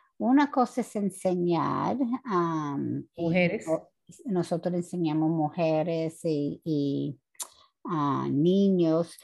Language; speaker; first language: Spanish; non-native, fluent; English